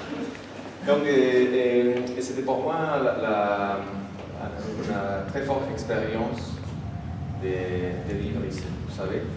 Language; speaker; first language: French; non-native, fluent; Spanish